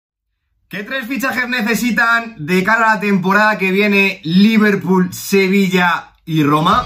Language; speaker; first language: Spanish; native; Spanish